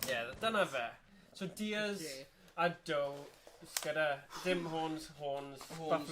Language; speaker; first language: Welsh; native; Welsh